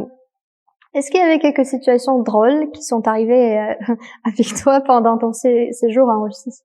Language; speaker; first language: French; non-native, fluent; Russian